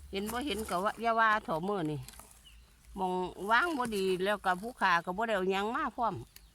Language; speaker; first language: Thai; native; Thai